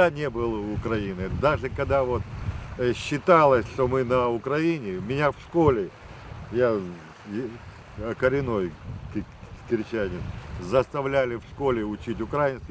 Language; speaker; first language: Russian; native; Russian